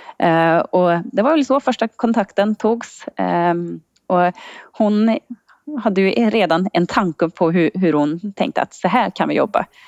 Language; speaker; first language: Swedish; native; Swedish